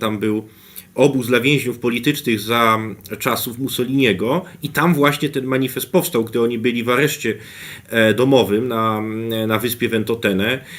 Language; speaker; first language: Polish; native; Polish